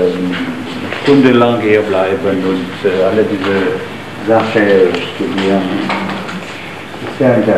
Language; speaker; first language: German; non-native, fluent; French